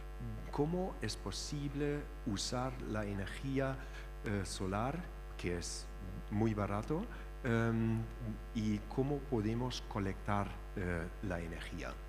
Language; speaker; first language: Spanish; non-native, fluent; German